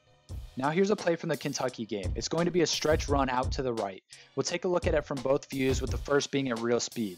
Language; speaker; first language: English; native; English